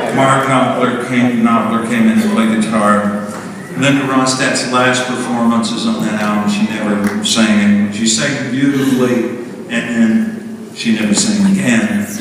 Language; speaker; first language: English; native; English